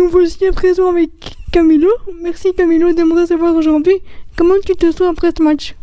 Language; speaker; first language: French; native; French